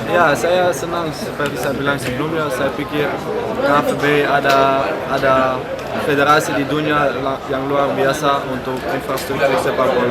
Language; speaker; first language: Indonesian; non-native, fluent; Dutch